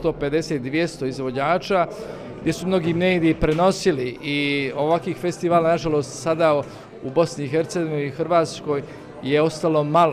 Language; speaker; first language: Croatian; native; Croatian